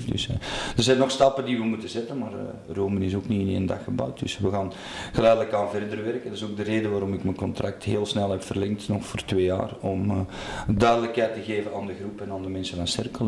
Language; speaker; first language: Dutch; native; Dutch